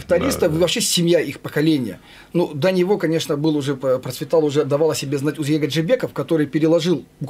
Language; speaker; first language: Russian; non-native, fluent; Azerbaijani